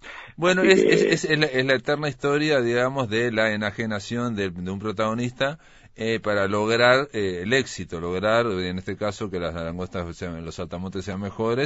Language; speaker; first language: Spanish; native; Spanish